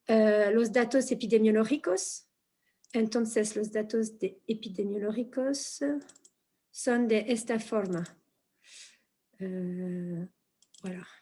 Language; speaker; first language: Spanish; non-native, fluent; French